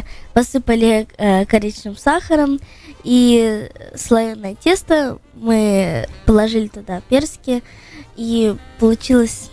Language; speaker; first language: Russian; early bilingual, heritage; Russian